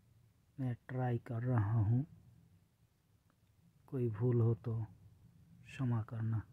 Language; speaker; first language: Hindi; non-native, local second language; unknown